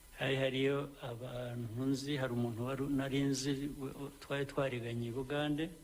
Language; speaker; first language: Kinyarwanda; early bilingual, heritage; Kinyarwanda